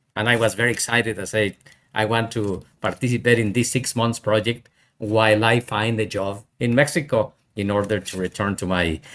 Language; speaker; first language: English; non-native, fluent; Spanish